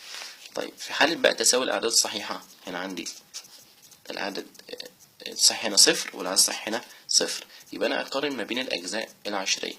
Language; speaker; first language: Arabic; native; Arabic